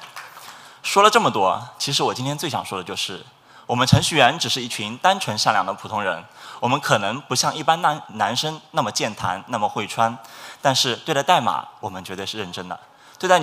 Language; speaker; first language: Chinese; native; Chinese